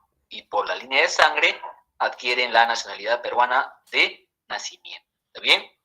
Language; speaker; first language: Spanish; native; Spanish